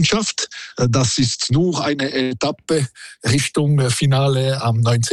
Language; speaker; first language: German; non-native, local second language; French